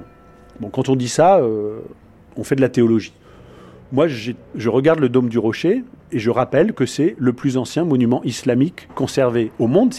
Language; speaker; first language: French; native; French